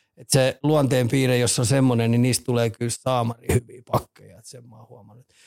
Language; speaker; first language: Finnish; native; Finnish